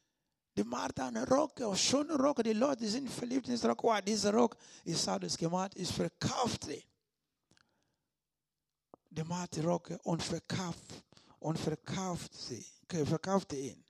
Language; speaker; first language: German; non-native, learner; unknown